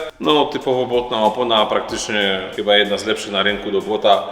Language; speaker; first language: Polish; native; Polish